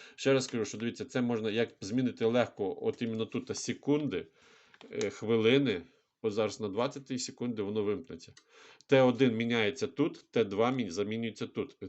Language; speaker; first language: Ukrainian; non-native, local second language; Russian